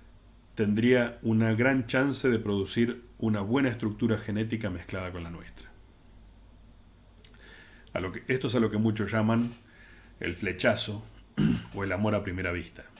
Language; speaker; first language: Spanish; native; Spanish